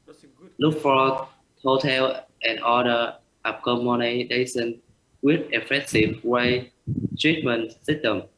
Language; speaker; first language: English; non-native, learner; Vietnamese